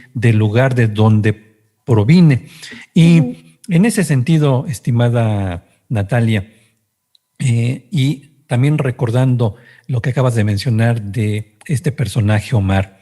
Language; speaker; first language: Spanish; native; Spanish